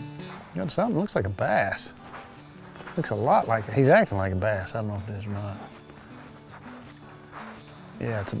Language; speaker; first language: English; native; English